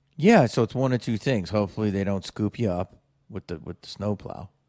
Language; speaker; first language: English; native; English